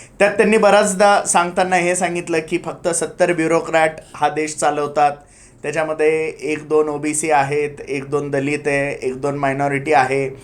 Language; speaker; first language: Marathi; native; Marathi